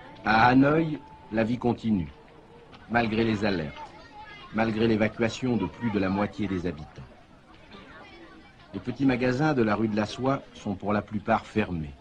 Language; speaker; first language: French; native; French